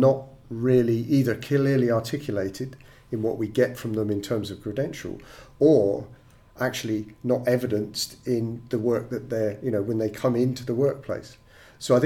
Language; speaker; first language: English; native; English